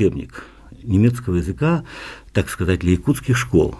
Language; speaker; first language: Russian; non-native, local second language; Yakut